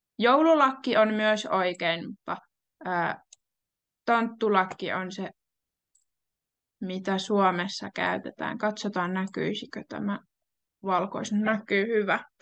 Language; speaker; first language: Finnish; native; Finnish